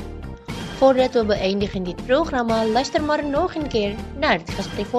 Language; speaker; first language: Dutch; non-native, learner; Indonesian